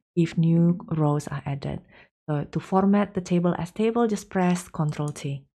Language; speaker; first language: English; non-native, fluent; Indonesian